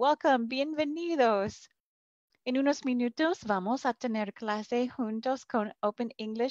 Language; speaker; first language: Spanish; non-native, fluent; English